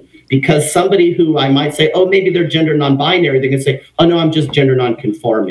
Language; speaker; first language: English; native; English